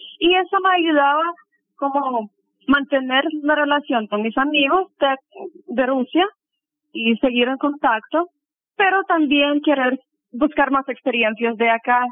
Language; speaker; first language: Spanish; early bilingual, heritage; Spanish